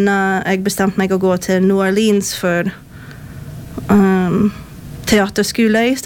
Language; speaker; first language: Norwegian; non-native, fluent; English